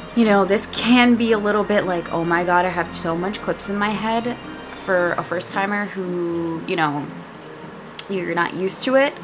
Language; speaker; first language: English; early bilingual, other home language; Spanish